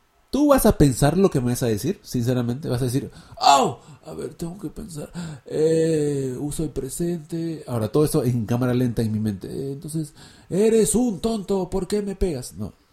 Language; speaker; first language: Spanish; early bilingual, heritage; Spanish